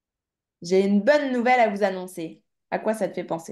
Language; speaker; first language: French; native; French